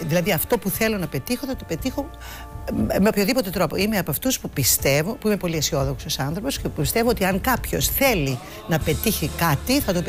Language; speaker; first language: Greek; native; Greek